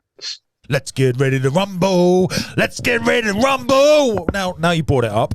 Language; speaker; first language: English; native; English